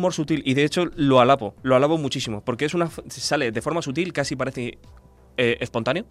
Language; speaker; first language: Spanish; native; Spanish